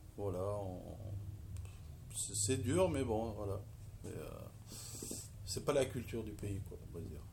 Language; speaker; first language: French; non-native, local second language; Arabic